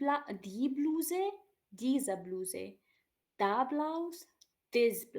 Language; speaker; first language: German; non-native, learner; Urdu